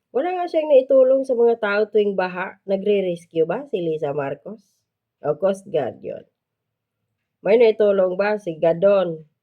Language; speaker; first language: Filipino; native; Filipino